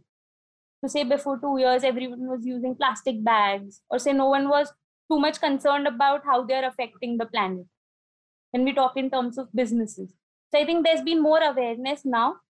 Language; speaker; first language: English; non-native, local second language; Marathi